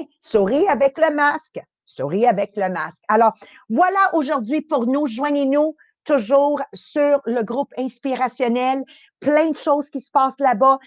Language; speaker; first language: French; early bilingual, other home language; Italian